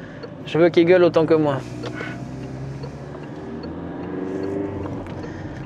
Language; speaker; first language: French; native; French